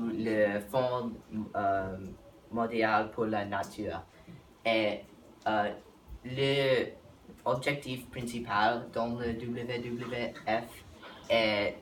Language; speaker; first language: French; non-native, learner; English